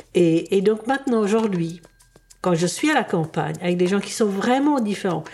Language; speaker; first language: French; early bilingual, other home language; Czech